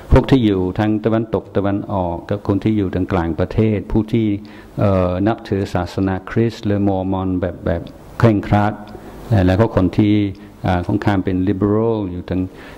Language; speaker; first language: Thai; non-native, fluent; English